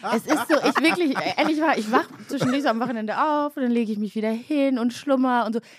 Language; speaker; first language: German; early bilingual, other home language; Kinyarwanda